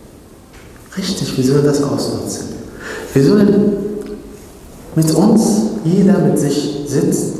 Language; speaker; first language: German; non-native, fluent; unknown